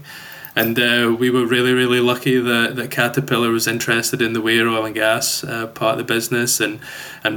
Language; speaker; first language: English; native; English